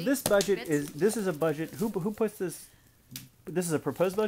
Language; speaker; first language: English; native; English